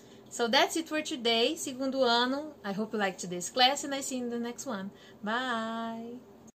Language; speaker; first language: English; non-native, fluent; Portuguese